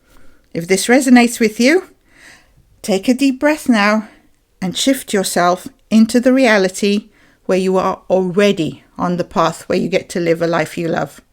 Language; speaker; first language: English; native; English